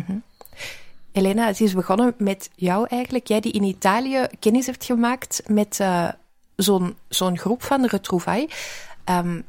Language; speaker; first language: Dutch; native; Dutch